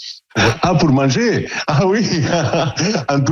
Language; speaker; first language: French; non-native, learner; Italian